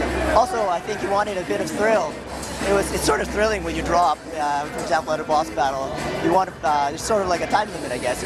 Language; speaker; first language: English; non-native, fluent; Japanese